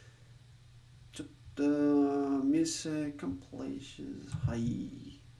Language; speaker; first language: Japanese; non-native, learner; English